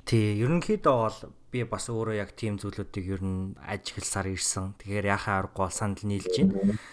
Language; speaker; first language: Mongolian; native; Mongolian